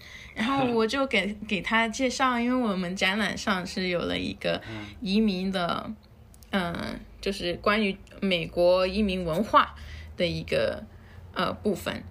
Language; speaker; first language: Chinese; non-native, fluent; Spanish